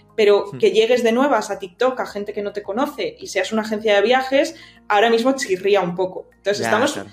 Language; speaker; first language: Spanish; native; Spanish